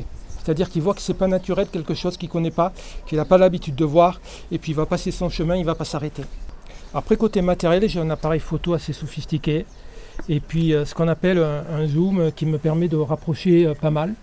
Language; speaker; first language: French; native; French